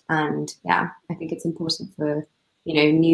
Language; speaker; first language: English; non-native, local second language; Cantonese